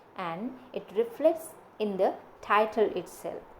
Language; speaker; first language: English; non-native, local second language; Marathi